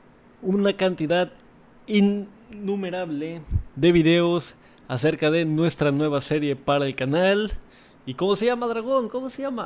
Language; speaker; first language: Spanish; native; Spanish